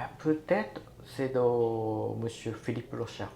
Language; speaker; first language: French; non-native, learner; Japanese